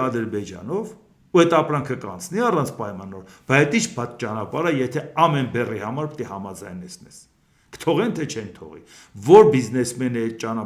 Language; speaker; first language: Armenian; native; Armenian